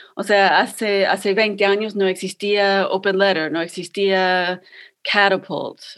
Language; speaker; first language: Spanish; non-native, fluent; English